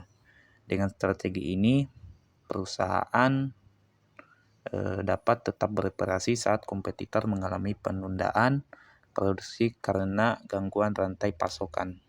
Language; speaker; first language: Indonesian; native; Indonesian